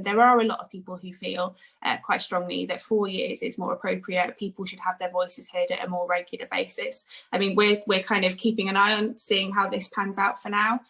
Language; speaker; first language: English; native; English